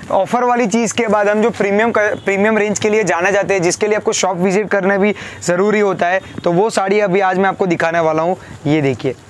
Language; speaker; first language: Hindi; non-native, local second language; Gujarati